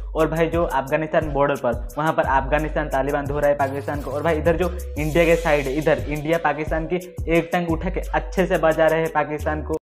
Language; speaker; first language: Hindi; native; Hindi